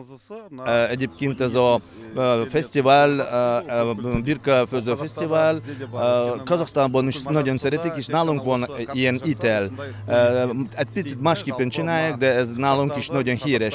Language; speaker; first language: Hungarian; non-native, fluent; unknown